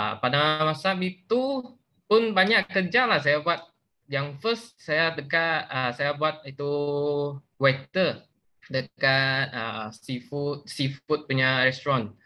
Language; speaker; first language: Malay; non-native, local second language; Chinese